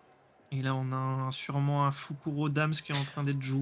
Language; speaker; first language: French; native; French